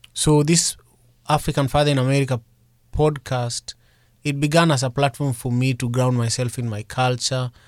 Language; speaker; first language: English; non-native, local second language; Luo (Kenya and Tanzania)